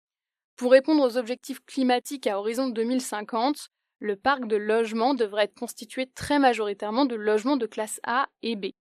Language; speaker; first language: French; native; French